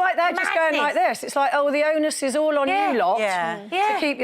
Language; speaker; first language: English; native; English